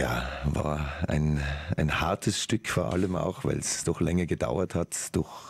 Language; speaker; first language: German; native; German